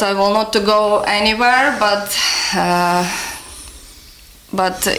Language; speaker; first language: English; non-native, learner; Ukrainian